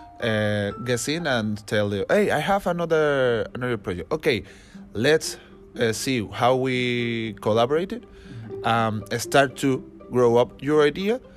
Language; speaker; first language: English; non-native, learner; Spanish